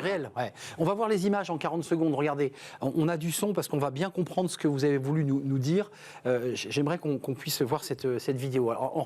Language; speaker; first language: French; native; French